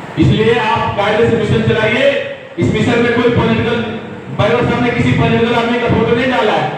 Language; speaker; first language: Hindi; native; Hindi